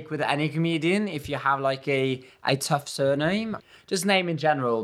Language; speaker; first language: English; non-native, fluent; Norwegian